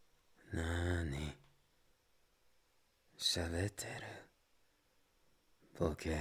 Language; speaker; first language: Japanese; non-native, learner; Spanish